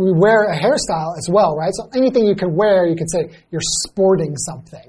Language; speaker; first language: English; native; English